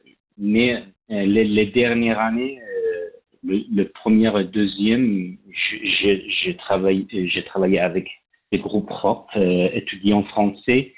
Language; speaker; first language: French; non-native, fluent; Persian